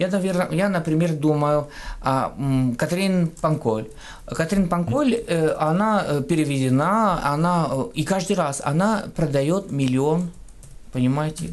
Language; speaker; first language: Russian; non-native, fluent; French